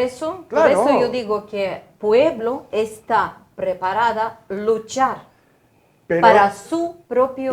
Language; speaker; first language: Spanish; non-native, fluent; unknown